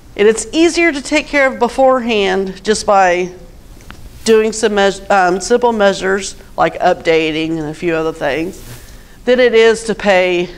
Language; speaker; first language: English; native; English